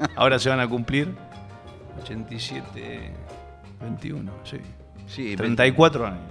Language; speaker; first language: Spanish; native; Spanish